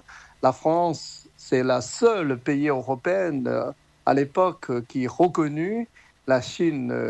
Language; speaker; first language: French; non-native, learner; Chinese